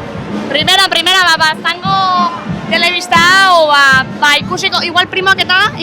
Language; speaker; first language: Basque; native; Basque